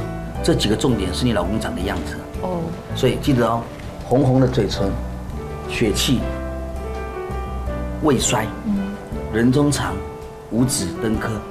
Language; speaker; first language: Chinese; native; Chinese